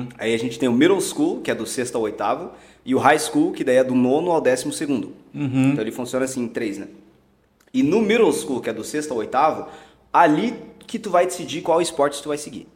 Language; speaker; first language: Portuguese; early bilingual, heritage; Portuguese